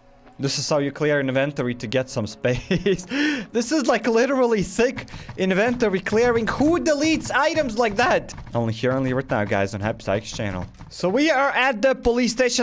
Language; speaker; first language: English; non-native, fluent; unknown